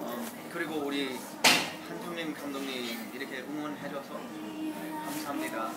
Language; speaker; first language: Korean; early bilingual, heritage; English